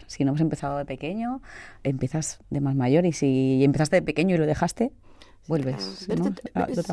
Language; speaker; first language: Spanish; native; Spanish